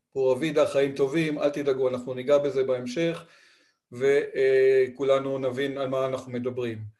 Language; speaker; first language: Hebrew; non-native, fluent; Spanish